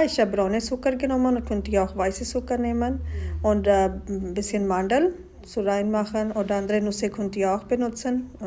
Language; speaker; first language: German; non-native, learner; Hindi